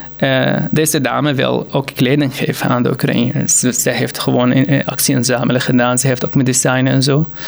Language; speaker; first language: Dutch; non-native, fluent; Arabic